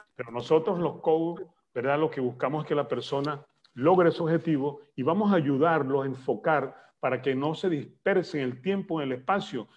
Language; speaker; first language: Spanish; native; Spanish